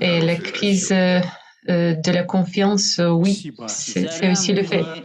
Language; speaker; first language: French; non-native, fluent; Russian